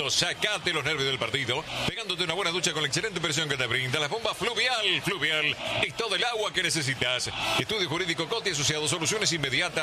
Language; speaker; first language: Spanish; native; Spanish